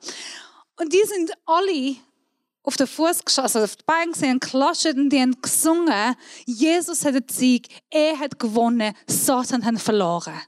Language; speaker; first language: German; non-native, fluent; Persian